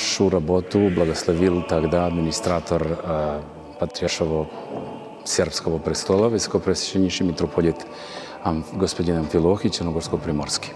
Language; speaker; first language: Russian; non-native, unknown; Serbian